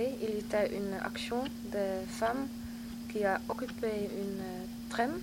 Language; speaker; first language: French; non-native, learner; Dutch